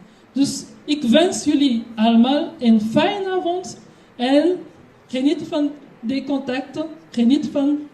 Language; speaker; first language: Dutch; non-native, fluent; French